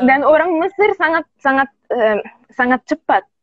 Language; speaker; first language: Indonesian; non-native, learner; Arabic